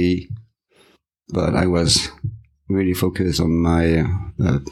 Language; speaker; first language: English; non-native, fluent; French